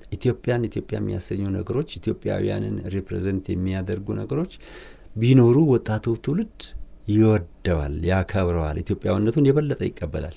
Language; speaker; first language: Amharic; non-native, local second language; Wolaytta